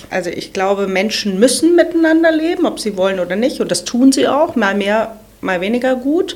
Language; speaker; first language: German; native; German